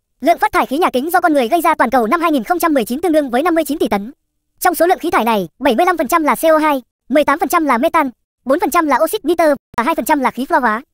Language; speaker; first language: Vietnamese; native; Vietnamese